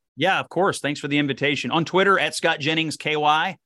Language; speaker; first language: English; native; English